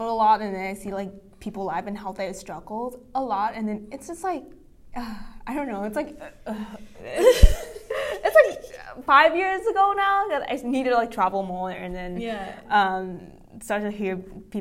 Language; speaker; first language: English; non-native, fluent; Vietnamese